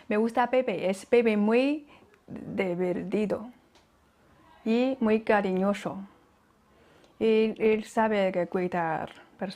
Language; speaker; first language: Spanish; non-native, learner; Chinese